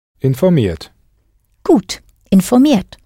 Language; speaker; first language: German; non-native, fluent; English